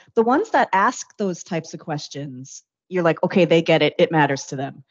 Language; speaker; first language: English; native; English